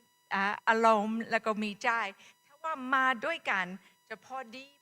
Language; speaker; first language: Thai; non-native, fluent; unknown